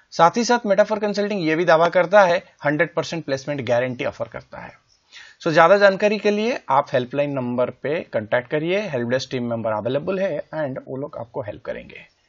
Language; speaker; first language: Hindi; native; Hindi